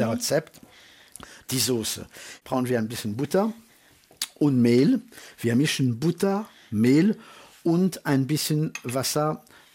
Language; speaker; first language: German; non-native, fluent; French